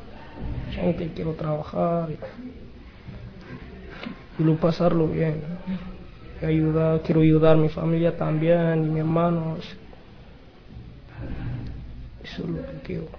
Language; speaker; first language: Spanish; non-native, learner; Arabic